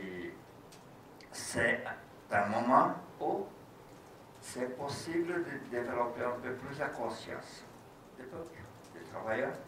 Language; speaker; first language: French; non-native, fluent; Portuguese